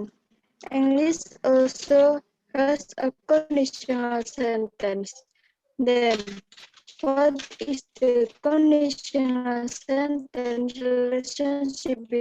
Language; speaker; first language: English; non-native, learner; Indonesian